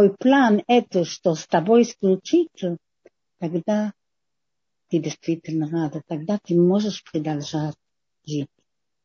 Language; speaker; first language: Russian; non-native, fluent; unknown